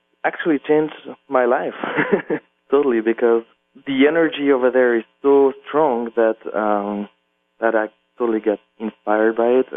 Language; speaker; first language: English; non-native, fluent; French